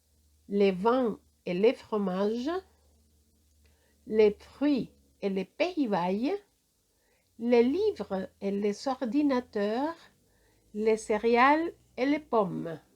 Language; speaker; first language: French; non-native, fluent; Spanish